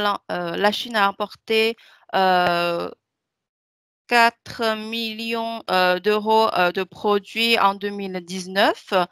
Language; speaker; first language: French; non-native, fluent; Chinese